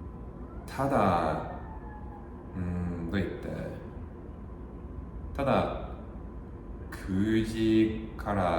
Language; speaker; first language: Japanese; non-native, learner; English